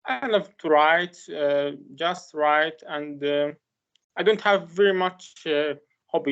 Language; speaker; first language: English; non-native, learner; Arabic